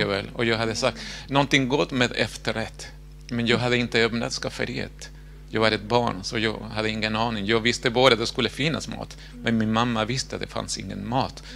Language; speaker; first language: Swedish; non-native, fluent; Spanish